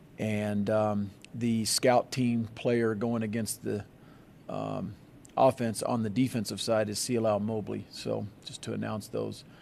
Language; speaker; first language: English; native; English